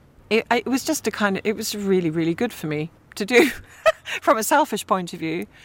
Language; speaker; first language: English; early bilingual, other home language; German